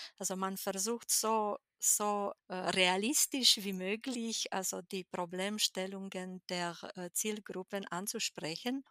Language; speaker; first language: German; non-native, fluent; Romanian